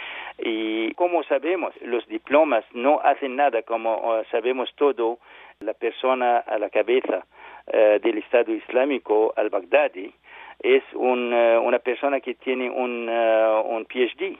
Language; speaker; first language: Spanish; non-native, learner; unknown